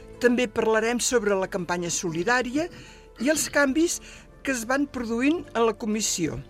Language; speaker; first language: Catalan; native; Catalan